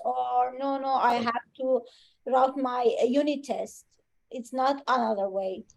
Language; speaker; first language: English; non-native, fluent; Persian